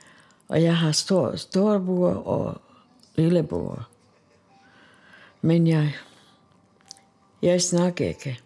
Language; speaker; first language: Danish; non-native, learner; Bosnian